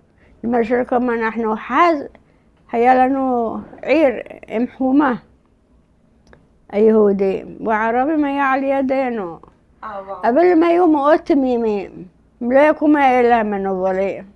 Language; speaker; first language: Hebrew; early bilingual, other home language; Arabic